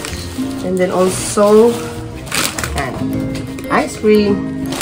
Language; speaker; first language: English; non-native, local second language; Filipino